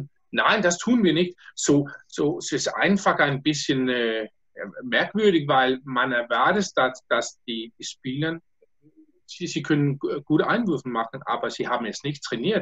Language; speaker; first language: German; non-native, learner; Danish